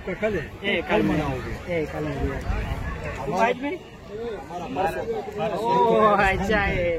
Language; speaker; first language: Hindi; non-native, learner; Oromo